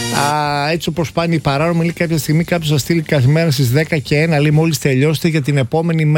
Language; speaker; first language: Greek; native; Greek